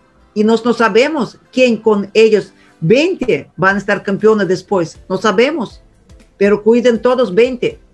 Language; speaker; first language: Spanish; non-native, fluent; Russian